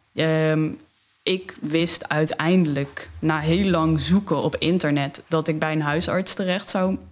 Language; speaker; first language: Dutch; native; Dutch